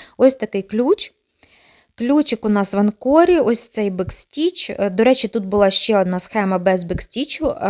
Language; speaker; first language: Ukrainian; non-native, local second language; Russian